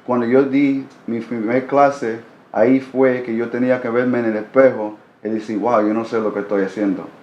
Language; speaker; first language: Spanish; early bilingual, heritage; Spanish